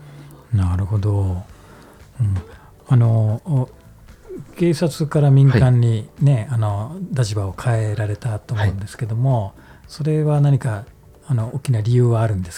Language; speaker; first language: Japanese; native; Japanese